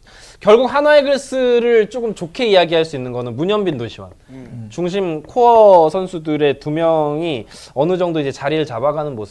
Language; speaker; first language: Korean; native; Korean